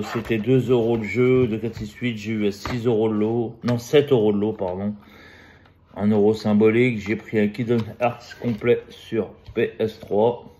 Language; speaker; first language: French; native; French